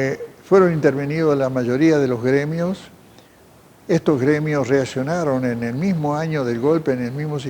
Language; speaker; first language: Spanish; native; Spanish